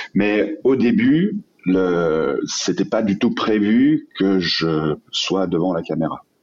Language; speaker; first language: French; native; French